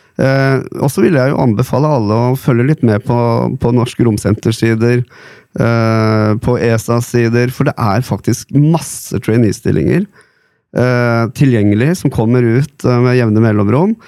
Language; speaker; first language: Norwegian; native; Norwegian